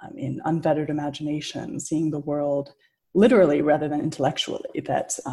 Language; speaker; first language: English; native; English